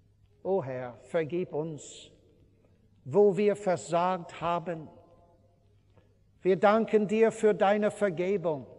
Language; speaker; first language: German; non-native, fluent; English